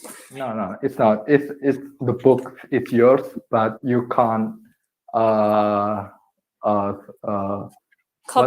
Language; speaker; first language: English; non-native, learner; Indonesian